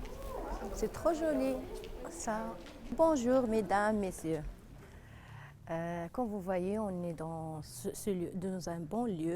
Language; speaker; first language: French; non-native, fluent; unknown